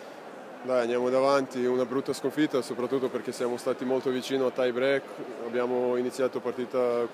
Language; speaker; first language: Italian; non-native, fluent; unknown